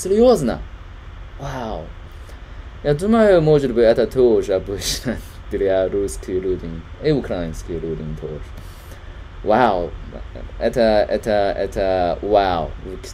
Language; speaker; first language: Russian; non-native, learner; Chinese